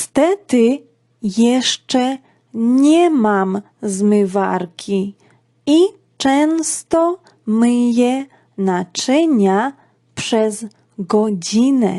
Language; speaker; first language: Polish; non-native, fluent; Georgian